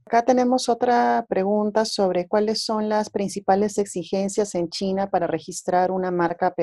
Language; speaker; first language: Spanish; native; Spanish